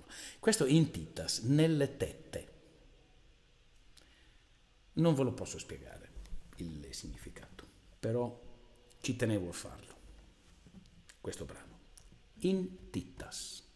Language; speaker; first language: Italian; native; Italian